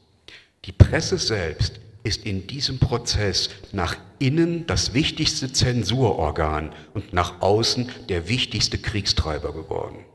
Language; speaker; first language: German; native; German